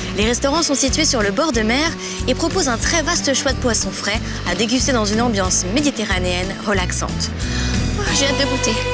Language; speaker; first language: French; native; French